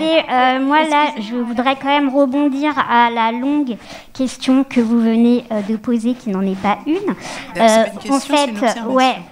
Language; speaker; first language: French; native; French